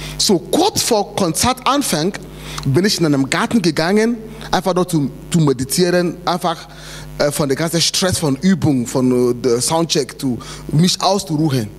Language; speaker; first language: German; non-native, fluent; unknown